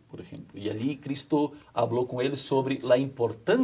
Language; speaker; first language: Spanish; non-native, fluent; Portuguese